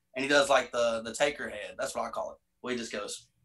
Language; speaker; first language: English; native; English